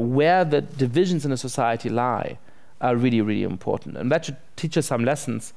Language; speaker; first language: English; non-native, fluent; German